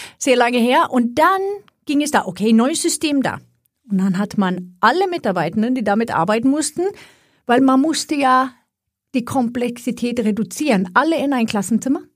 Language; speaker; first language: German; non-native, fluent; Swedish